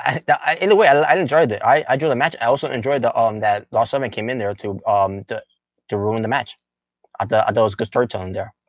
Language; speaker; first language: English; native; English